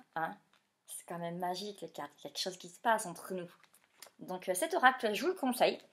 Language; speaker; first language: French; native; French